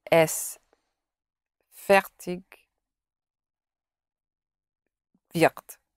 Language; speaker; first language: German; non-native, learner; English